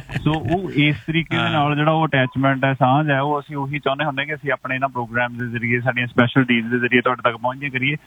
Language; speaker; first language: Punjabi; native; Punjabi